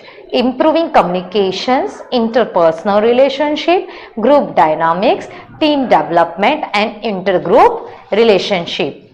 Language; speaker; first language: English; non-native, local second language; Hindi